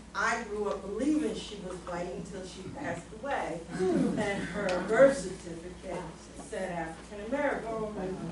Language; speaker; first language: English; native; English